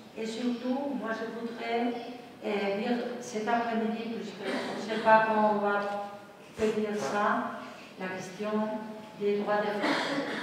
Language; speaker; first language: French; non-native, fluent; Spanish